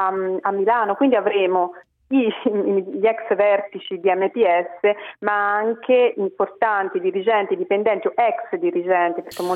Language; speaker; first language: Italian; native; Italian